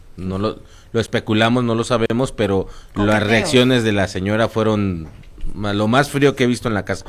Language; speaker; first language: Spanish; native; Spanish